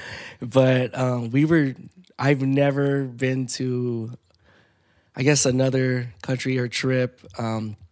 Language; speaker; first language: English; early bilingual, other home language; Filipino